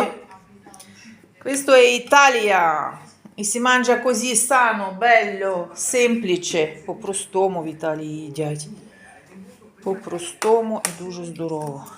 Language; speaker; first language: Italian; non-native, fluent; Ukrainian